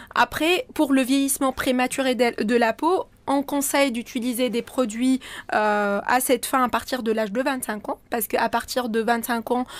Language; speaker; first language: French; non-native, local second language; Arabic